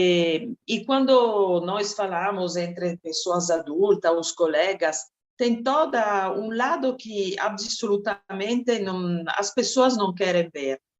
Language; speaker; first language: Portuguese; non-native, fluent; Italian